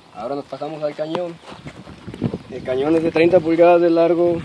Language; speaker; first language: Spanish; native; Spanish